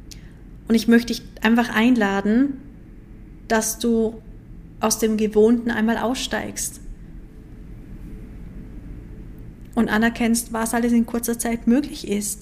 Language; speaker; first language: German; native; German